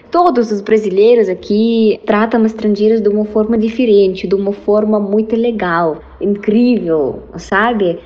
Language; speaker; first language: Portuguese; non-native, fluent; Russian